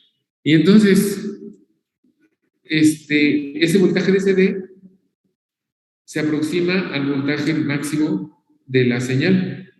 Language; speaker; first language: Spanish; native; Spanish